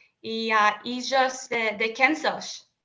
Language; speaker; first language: Spanish; non-native, learner; English